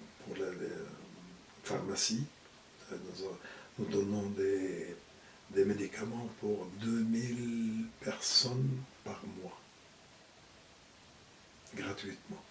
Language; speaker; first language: French; non-native, fluent; Arabic